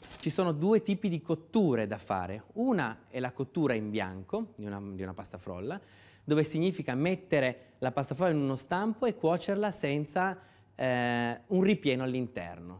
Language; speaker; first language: Italian; native; Italian